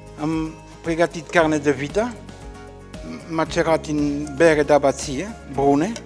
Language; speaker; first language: Romanian; non-native, learner; French